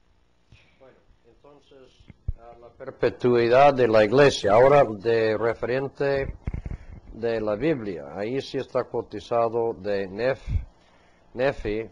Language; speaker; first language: Spanish; non-native, fluent; English